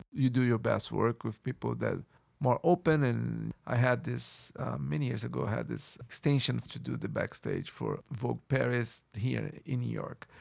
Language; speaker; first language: English; non-native, fluent; Portuguese